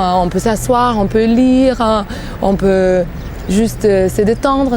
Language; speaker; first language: French; non-native, fluent; Bulgarian